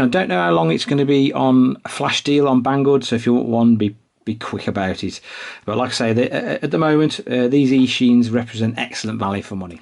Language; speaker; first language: English; native; English